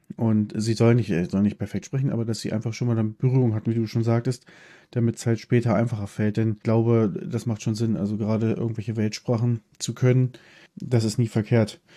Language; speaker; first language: German; early bilingual, other home language; Polish